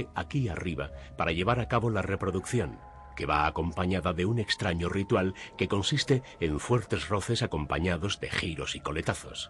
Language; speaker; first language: Spanish; native; Spanish